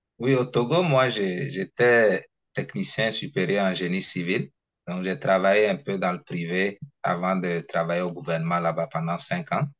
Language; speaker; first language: French; non-native, local second language; Ewe